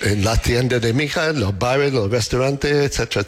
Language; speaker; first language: Spanish; non-native, learner; English